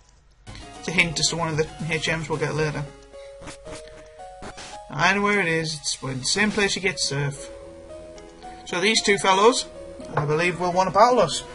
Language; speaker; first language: English; native; English